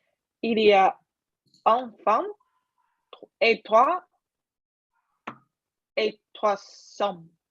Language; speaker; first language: French; non-native, learner; Chinese